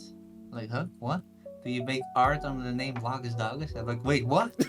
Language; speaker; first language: English; native; English